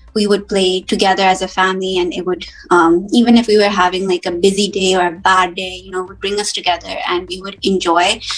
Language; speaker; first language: English; early bilingual, other home language; Hindi